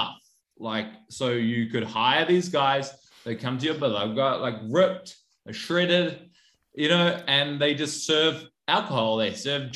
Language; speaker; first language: English; native; English